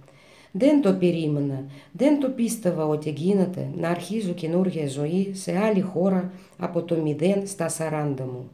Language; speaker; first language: Greek; non-native, fluent; Russian